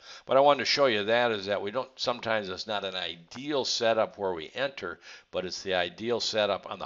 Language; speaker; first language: English; native; English